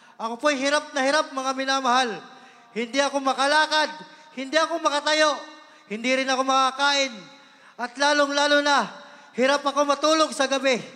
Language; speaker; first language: Filipino; native; Filipino